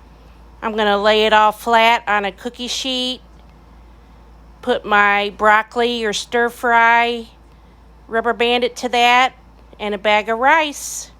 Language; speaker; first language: English; native; English